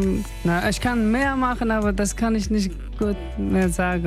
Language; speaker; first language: German; non-native, learner; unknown